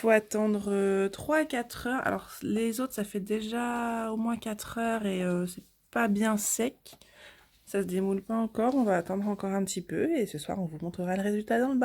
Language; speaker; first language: French; native; French